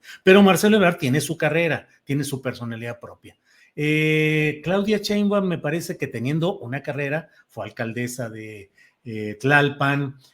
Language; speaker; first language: Spanish; native; Spanish